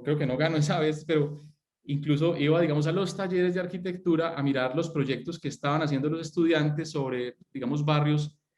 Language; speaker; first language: Spanish; native; Spanish